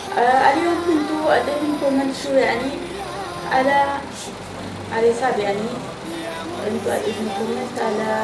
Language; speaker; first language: Arabic; non-native, learner; Oromo